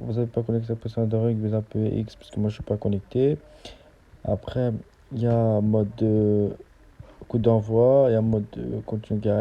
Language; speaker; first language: French; native; French